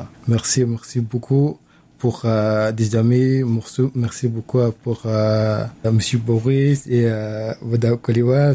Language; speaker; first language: French; non-native, learner; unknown